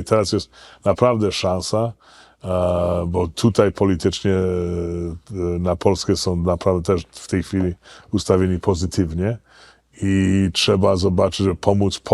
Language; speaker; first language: Polish; early bilingual, heritage; Polish